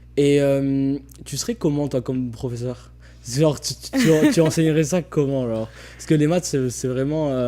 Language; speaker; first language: French; native; French